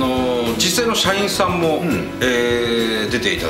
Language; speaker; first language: Japanese; native; Japanese